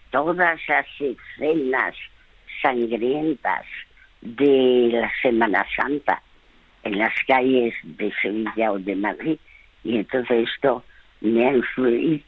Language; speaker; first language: Spanish; early bilingual, other home language; French